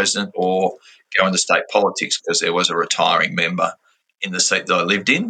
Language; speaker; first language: English; native; English